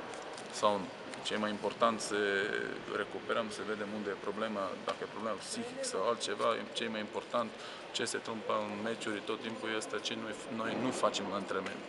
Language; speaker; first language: Romanian; non-native, learner; Serbian